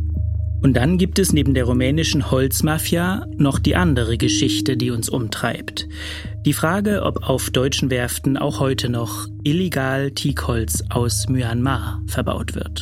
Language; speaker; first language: German; native; German